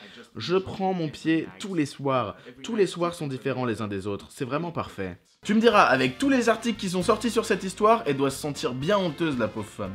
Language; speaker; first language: French; native; French